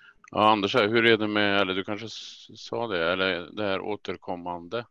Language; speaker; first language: Swedish; native; Swedish